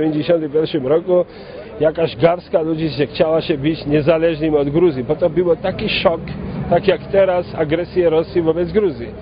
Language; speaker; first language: Polish; non-native, fluent; Georgian